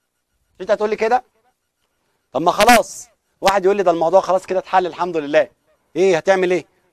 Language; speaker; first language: Arabic; native; Arabic